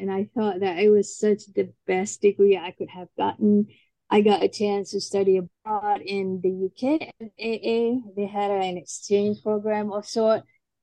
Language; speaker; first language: English; non-native, local second language; Malay